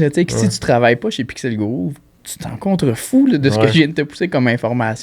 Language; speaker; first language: French; native; French